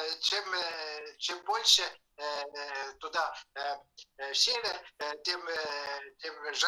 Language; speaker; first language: Russian; non-native, fluent; Estonian